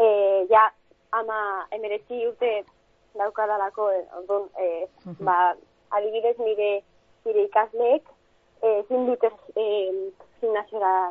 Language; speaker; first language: Basque; non-native, local second language; Spanish